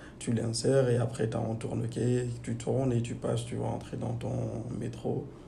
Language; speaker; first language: French; non-native, local second language; Fula